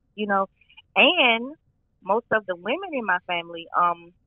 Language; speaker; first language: English; native; English